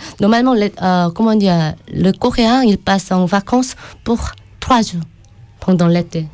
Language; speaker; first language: French; non-native, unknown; Korean